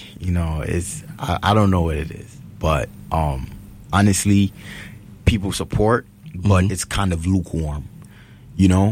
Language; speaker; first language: English; native; English